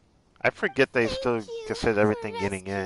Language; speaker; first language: English; native; English